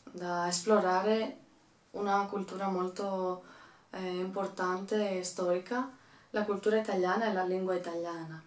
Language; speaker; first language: Italian; non-native, learner; Greek